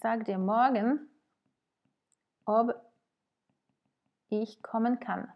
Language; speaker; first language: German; non-native, fluent; French